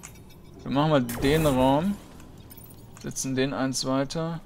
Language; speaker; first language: German; native; German